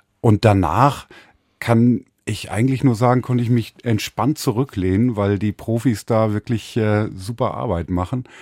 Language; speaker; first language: German; native; German